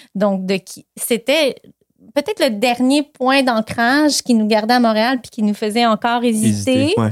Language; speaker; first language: French; native; French